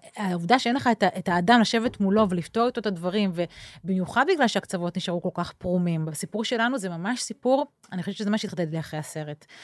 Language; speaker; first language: Hebrew; native; Hebrew